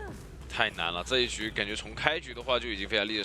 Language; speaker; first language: Chinese; native; Chinese